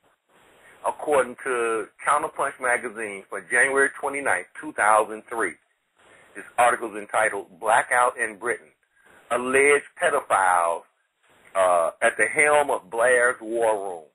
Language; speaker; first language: English; native; English